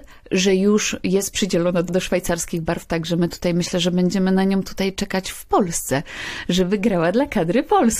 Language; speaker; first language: Polish; native; Polish